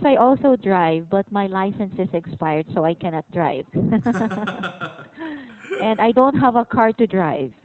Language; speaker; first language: English; non-native, fluent; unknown